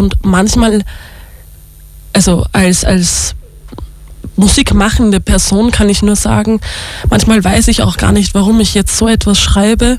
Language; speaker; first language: German; native; German